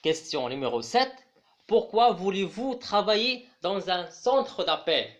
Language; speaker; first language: French; non-native, local second language; Arabic